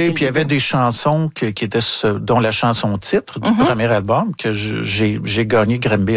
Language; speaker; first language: French; native; French